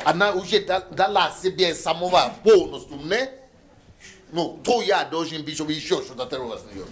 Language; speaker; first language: Russian; non-native, learner; Yoruba